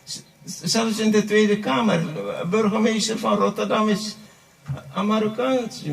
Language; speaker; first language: Dutch; non-native, local second language; Caribbean Hindustani